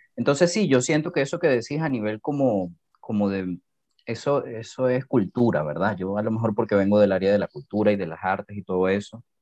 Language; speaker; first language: Spanish; native; Spanish